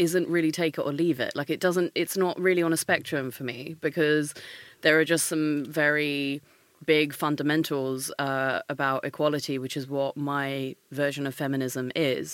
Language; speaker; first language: English; native; English